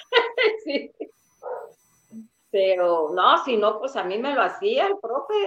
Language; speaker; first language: Spanish; native; Spanish